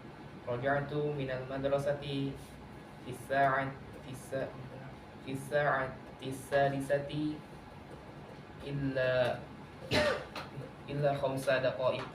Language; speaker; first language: Arabic; non-native, learner; Indonesian